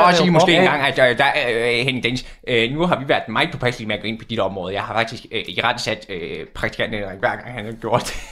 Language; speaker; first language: Danish; native; Danish